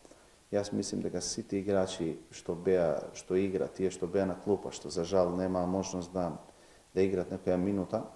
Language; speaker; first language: Macedonian; non-native, local second language; Albanian